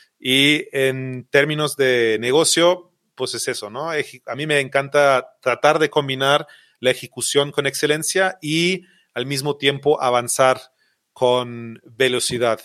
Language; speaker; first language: Spanish; non-native, fluent; German